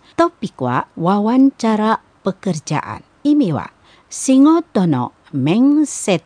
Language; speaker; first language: Japanese; non-native, fluent; Indonesian